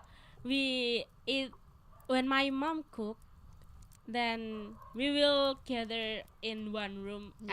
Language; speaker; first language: English; non-native, learner; Indonesian